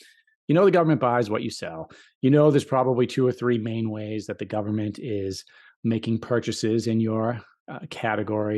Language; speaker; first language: English; native; English